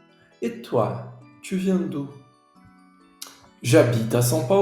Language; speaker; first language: French; non-native, fluent; Portuguese